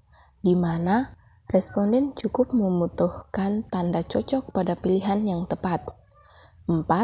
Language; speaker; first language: Indonesian; native; Indonesian